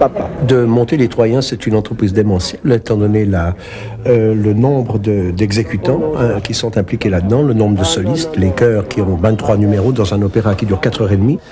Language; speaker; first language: French; native; French